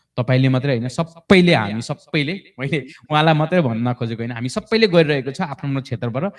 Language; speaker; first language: Nepali; native; Nepali